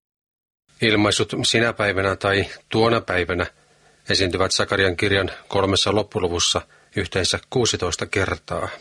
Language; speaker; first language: Finnish; native; Finnish